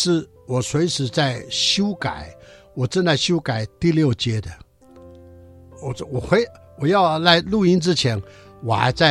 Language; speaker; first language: Chinese; non-native, local second language; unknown